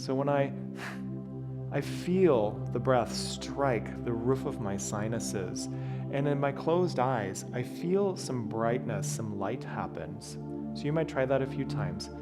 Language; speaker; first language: English; native; English